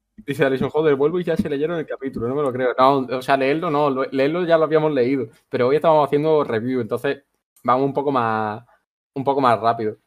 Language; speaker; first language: Spanish; native; Spanish